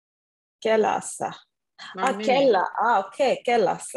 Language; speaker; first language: Finnish; non-native, learner; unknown